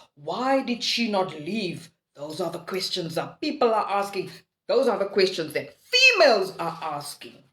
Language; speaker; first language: English; non-native, local second language; Afrikaans